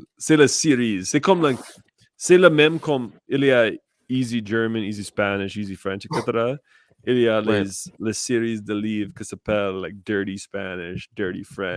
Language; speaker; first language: French; non-native, learner; English